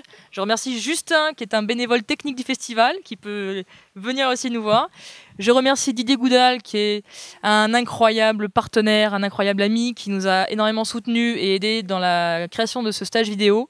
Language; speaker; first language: French; native; French